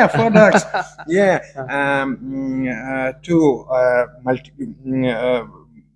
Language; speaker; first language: English; non-native, learner; Russian